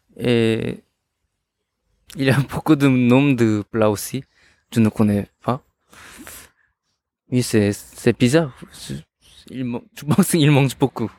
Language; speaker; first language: French; non-native, learner; Korean